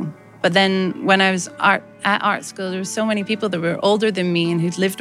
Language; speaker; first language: English; native; English